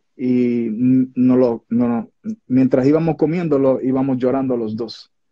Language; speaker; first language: Spanish; native; Spanish